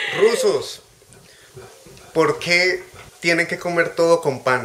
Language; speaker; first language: Spanish; native; Spanish